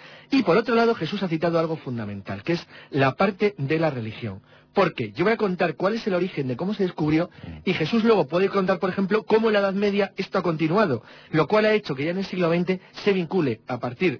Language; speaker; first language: Spanish; native; Spanish